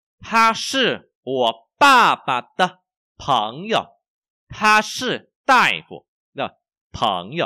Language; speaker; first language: Chinese; non-native, fluent; Vietnamese